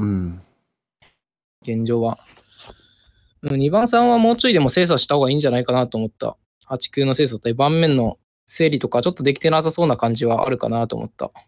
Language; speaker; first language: Japanese; native; Japanese